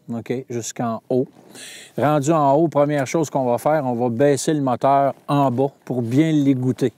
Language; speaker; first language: French; native; French